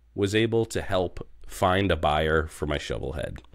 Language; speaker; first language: English; native; English